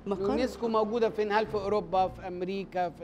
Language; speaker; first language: Arabic; native; Arabic